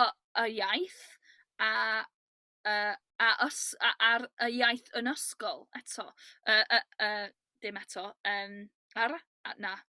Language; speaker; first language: Welsh; non-native, learner; English